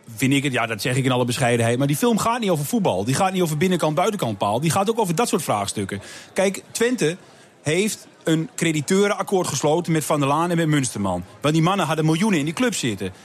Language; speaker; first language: Dutch; native; Dutch